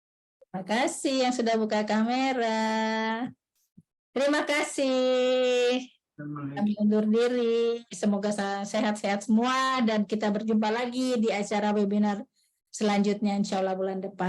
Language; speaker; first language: Malay; native; Malay